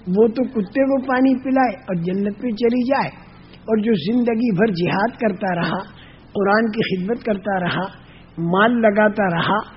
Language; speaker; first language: Urdu; non-native, local second language; Gujarati